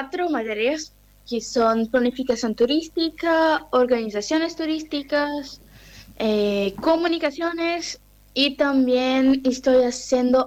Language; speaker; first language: Spanish; non-native, learner; Portuguese